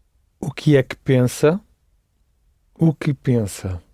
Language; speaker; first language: Portuguese; non-native, learner; English